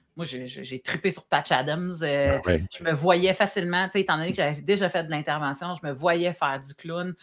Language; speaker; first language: French; native; French